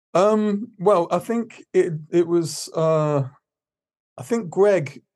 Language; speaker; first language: English; native; English